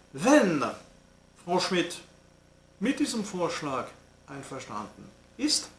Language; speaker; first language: German; non-native, fluent; French